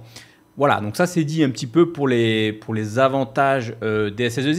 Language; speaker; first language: French; native; French